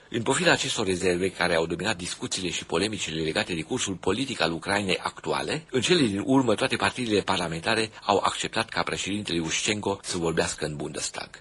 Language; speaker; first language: Romanian; non-native, local second language; German